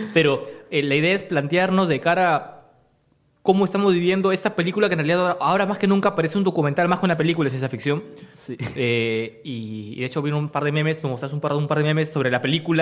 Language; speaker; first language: Spanish; native; Spanish